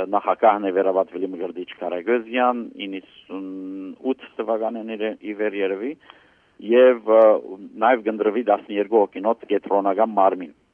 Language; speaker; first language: Armenian; early bilingual, heritage; Armenian